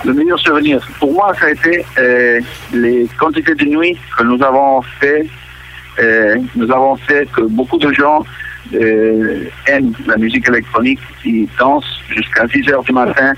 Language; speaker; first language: French; non-native, local second language; Catalan